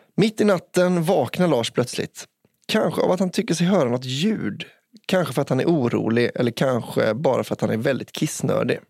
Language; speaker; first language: Swedish; native; Swedish